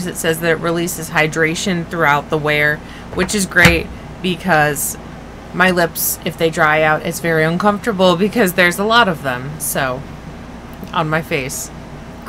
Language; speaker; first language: English; native; English